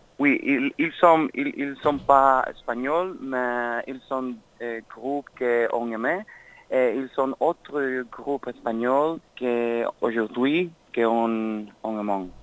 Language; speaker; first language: French; non-native, learner; Spanish